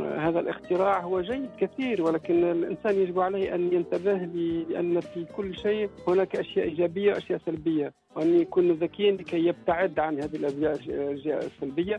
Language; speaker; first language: Arabic; non-native, fluent; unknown